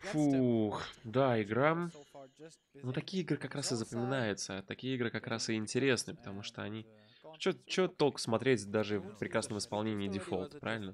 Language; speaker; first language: Russian; native; Russian